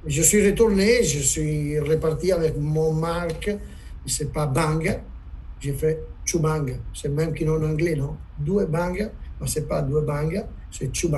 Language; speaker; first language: French; non-native, learner; Italian